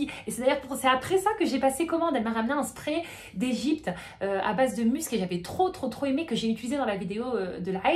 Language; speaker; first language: French; native; French